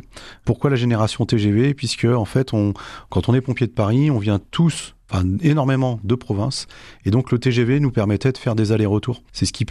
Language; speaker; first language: French; native; French